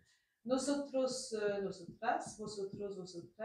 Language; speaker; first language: Spanish; non-native, learner; French